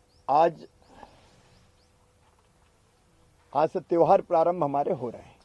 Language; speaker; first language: Hindi; native; Hindi